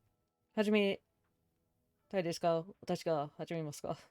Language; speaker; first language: Japanese; non-native, learner; English